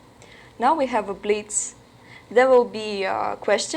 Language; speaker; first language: English; non-native, learner; Russian